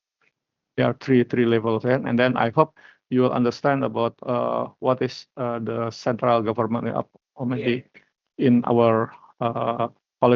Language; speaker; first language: English; non-native, learner; Indonesian